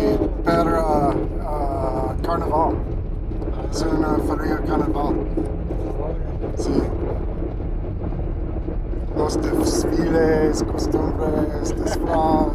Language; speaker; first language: Spanish; non-native, learner; English